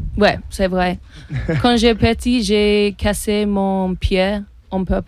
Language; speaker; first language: French; non-native, learner; English